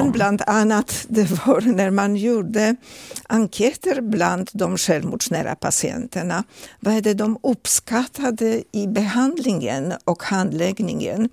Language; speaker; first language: Swedish; non-native, fluent; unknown